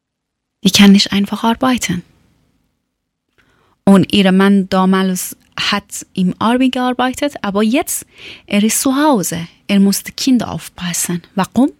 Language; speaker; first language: German; non-native, learner; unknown